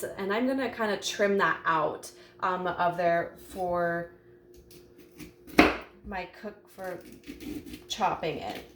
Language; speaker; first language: English; native; English